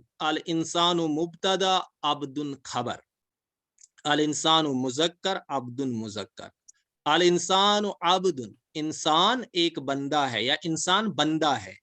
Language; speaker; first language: Urdu; non-native, local second language; Kashmiri